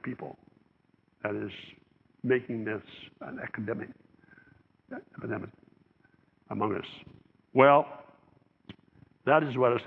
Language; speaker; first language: English; native; English